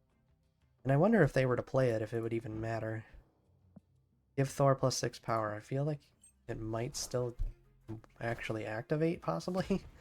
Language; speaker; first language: English; native; English